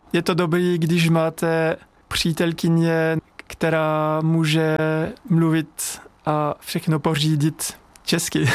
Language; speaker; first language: Czech; non-native, learner; French